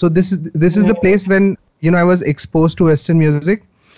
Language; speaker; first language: English; non-native, local second language; Hindi